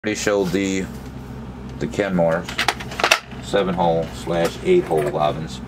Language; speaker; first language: English; native; English